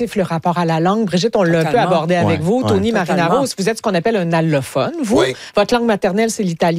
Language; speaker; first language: French; native; French